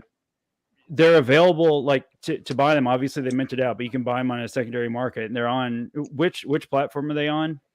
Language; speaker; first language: English; native; English